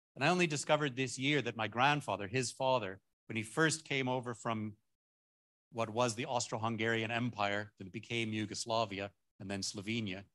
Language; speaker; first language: English; native; English